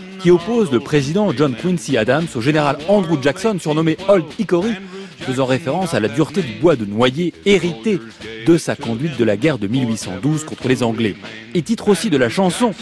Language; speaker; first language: French; native; French